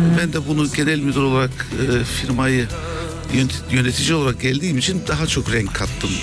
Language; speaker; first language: Turkish; early bilingual, heritage; German